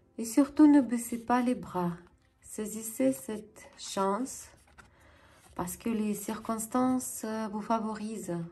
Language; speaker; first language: French; non-native, fluent; Ukrainian